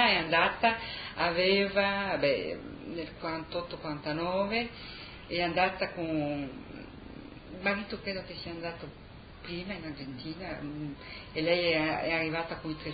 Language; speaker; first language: Italian; early bilingual, heritage; Italian